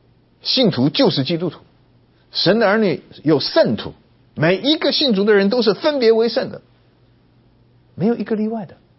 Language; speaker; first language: Chinese; native; Chinese